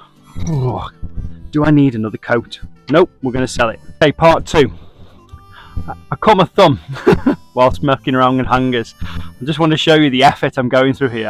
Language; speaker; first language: English; native; English